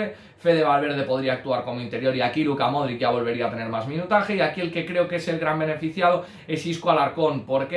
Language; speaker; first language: Spanish; native; Spanish